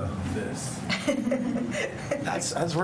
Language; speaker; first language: English; native; English